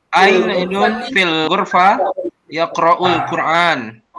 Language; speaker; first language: Arabic; non-native, learner; Indonesian